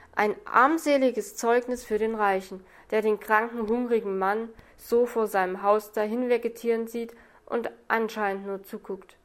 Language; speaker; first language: German; native; German